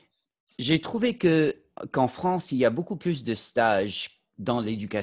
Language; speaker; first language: French; non-native, fluent; English